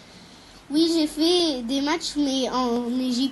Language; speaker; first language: French; non-native, fluent; Arabic